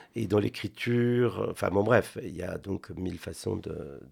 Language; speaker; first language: French; non-native, fluent; Spanish